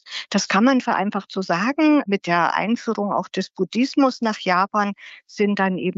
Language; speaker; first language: German; native; German